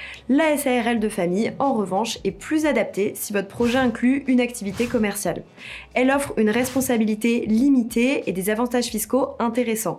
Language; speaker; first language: French; native; French